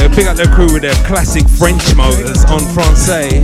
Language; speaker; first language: English; native; English